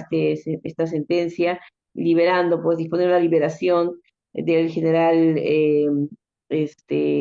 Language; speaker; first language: Spanish; native; Spanish